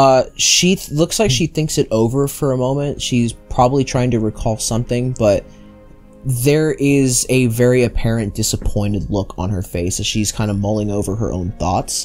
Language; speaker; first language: English; native; English